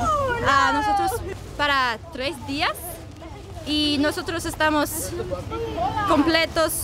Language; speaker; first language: Spanish; non-native, learner; English